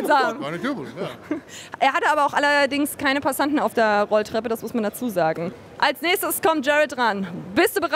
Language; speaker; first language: German; native; German